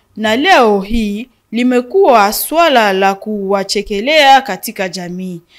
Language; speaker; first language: Swahili; non-native, local second language; Nande